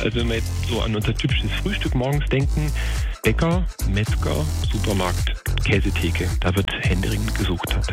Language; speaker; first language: German; native; German